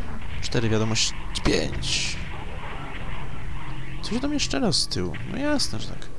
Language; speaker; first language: Polish; native; Polish